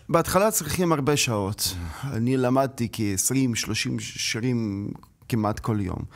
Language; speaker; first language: Hebrew; non-native, learner; Russian